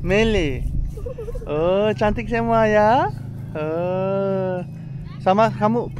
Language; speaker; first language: Indonesian; non-native, learner; Turkish